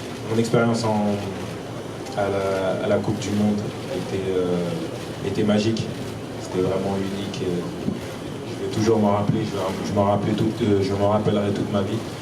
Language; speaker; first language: French; native; French